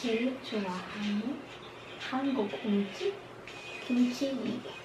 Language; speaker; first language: Korean; non-native, learner; Spanish